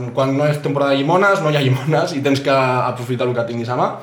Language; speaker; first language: Catalan; native; Catalan